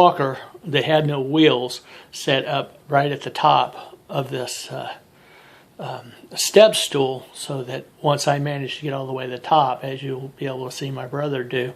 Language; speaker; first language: English; native; English